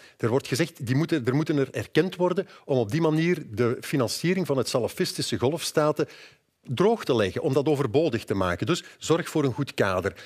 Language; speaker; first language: Dutch; native; Dutch